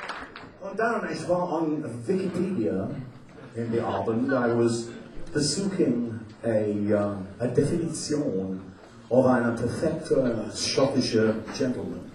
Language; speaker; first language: German; non-native, learner; English